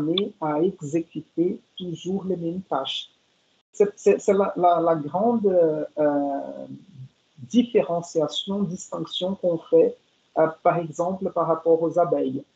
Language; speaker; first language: French; non-native, fluent; Portuguese